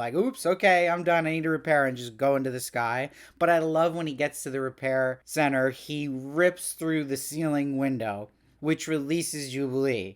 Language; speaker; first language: English; native; English